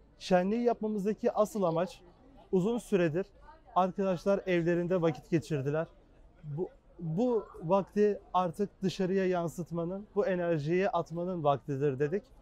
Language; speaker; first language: Turkish; native; Turkish